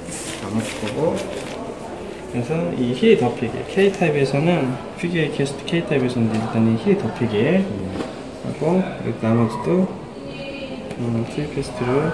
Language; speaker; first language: Korean; native; Korean